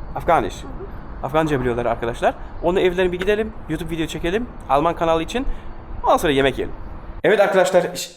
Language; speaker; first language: Turkish; early bilingual, heritage; Turkish